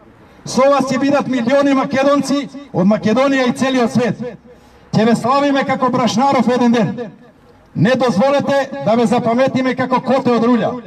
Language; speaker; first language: Macedonian; native; Macedonian